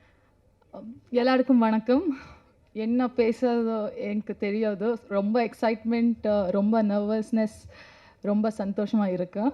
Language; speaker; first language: Tamil; non-native, learner; Kannada